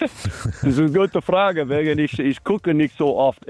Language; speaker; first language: German; non-native, learner; English